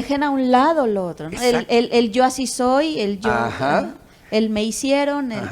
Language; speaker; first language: Spanish; native; Spanish